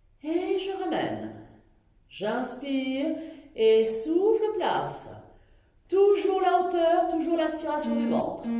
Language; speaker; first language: French; native; French